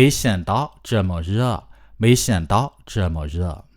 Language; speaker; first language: Chinese; non-native, fluent; Burmese